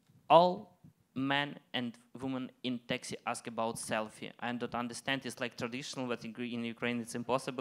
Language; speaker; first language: English; non-native, learner; Ukrainian